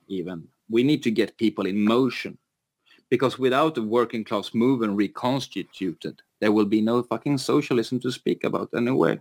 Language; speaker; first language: English; non-native, fluent; Swedish